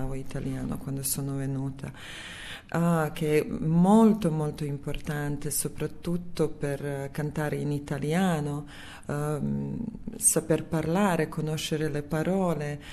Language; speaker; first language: Italian; non-native, fluent; Serbian